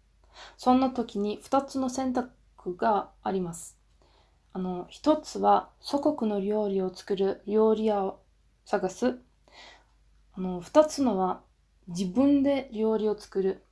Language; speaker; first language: Japanese; non-native, fluent; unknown